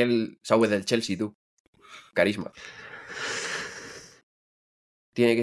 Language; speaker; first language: Spanish; native; Spanish